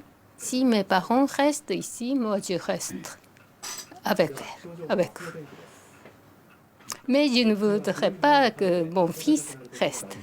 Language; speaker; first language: French; non-native, fluent; Japanese